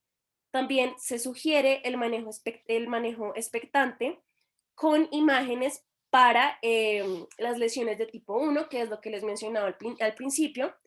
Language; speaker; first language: Spanish; native; Spanish